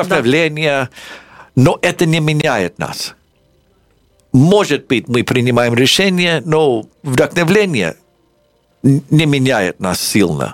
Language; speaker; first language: Russian; non-native, fluent; English